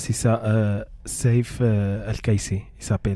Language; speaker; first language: French; non-native, learner; Arabic